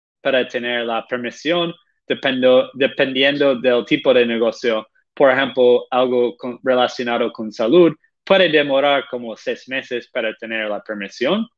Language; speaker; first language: Spanish; non-native, fluent; Portuguese